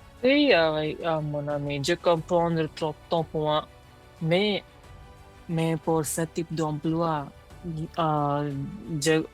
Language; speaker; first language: French; non-native, learner; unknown